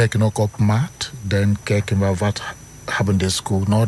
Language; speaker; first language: Dutch; non-native, learner; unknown